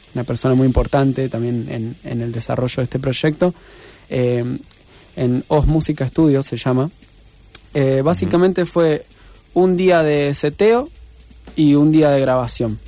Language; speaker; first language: Spanish; native; Spanish